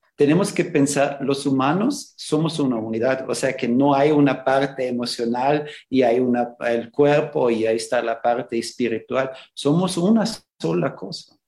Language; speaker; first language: Spanish; non-native, fluent; German